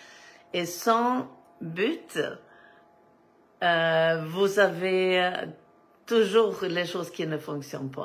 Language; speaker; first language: French; non-native, fluent; Swedish